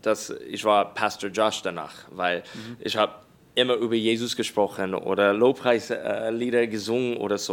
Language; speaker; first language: German; non-native, learner; English